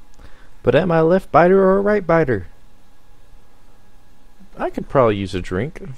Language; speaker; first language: English; native; English